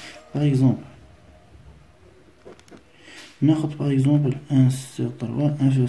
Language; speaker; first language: French; non-native, local second language; Arabic